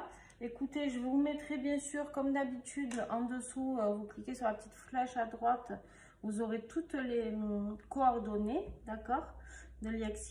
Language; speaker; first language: French; native; French